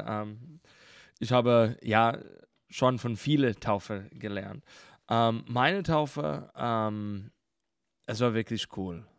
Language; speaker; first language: German; non-native, learner; English